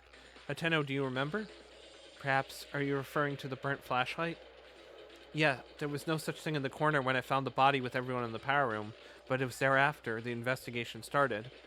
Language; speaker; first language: English; native; English